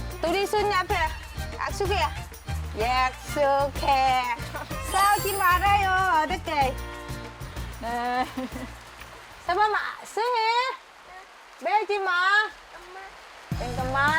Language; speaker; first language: Korean; non-native, learner; Vietnamese